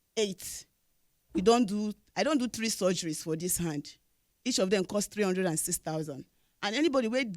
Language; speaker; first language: Nigerian Pidgin; non-native, local second language; Igbo